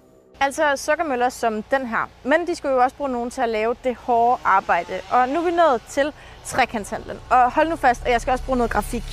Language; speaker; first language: Danish; native; Danish